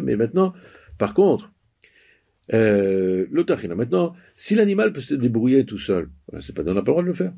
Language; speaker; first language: French; native; French